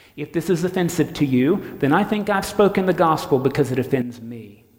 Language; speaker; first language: English; native; English